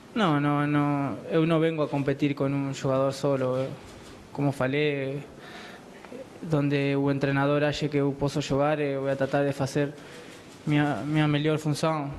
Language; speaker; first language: Portuguese; non-native, learner; Spanish